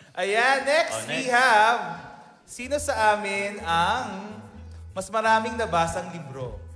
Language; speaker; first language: Filipino; native; Filipino